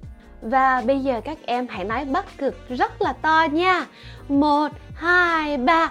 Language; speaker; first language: Vietnamese; early bilingual, heritage; Vietnamese